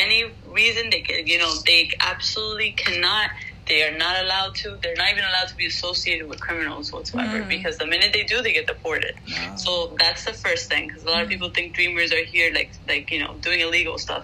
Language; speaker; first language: English; non-native, fluent; Spanish